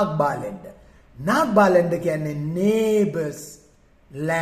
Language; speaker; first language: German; non-native, fluent; Sinhala